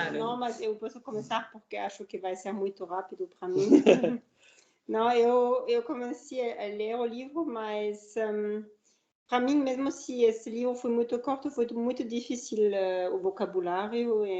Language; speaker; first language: Portuguese; non-native, learner; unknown